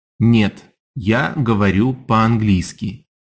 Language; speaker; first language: Russian; non-native, fluent; English